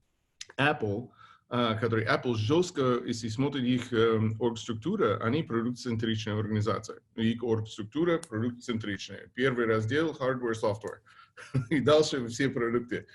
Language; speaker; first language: Russian; non-native, fluent; English